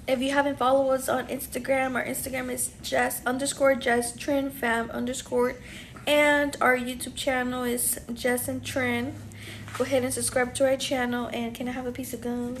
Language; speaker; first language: English; early bilingual, other home language; Spanish